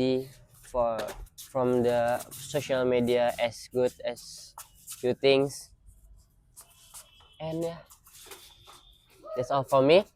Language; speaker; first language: English; non-native, learner; Indonesian